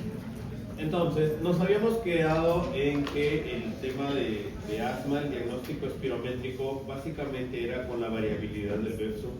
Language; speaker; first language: Spanish; native; Spanish